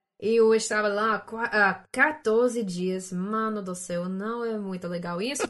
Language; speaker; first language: Portuguese; non-native, learner; English